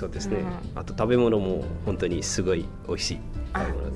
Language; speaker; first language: Japanese; non-native, fluent; Newari